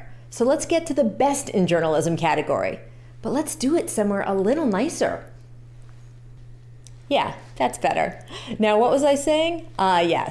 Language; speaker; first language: English; native; English